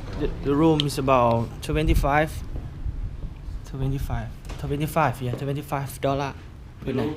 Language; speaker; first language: English; non-native, learner; Thai